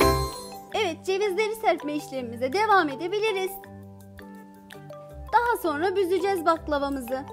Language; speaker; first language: Turkish; native; Turkish